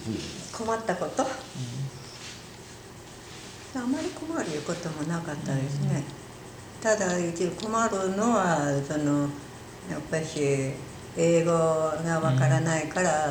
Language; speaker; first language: Japanese; early bilingual, heritage; Japanese